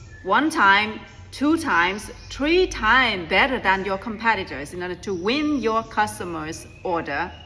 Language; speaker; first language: English; non-native, fluent; Vietnamese